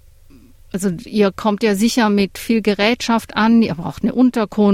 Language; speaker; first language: German; native; German